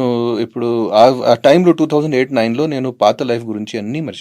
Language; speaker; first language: Telugu; non-native, fluent; Hindi